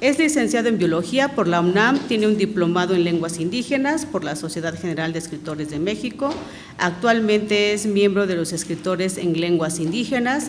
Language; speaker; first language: Spanish; non-native, local second language; Mixtepec Mixtec